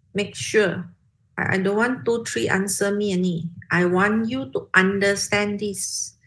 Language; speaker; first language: English; non-native, local second language; Malay